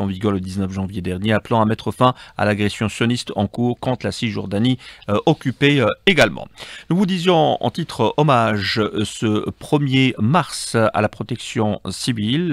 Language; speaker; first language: French; non-native, local second language; Arabic